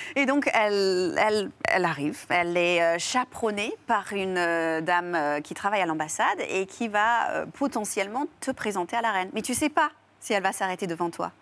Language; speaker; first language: French; non-native, fluent; English